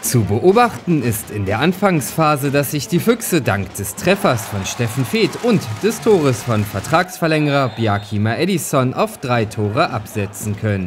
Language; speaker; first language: German; native; German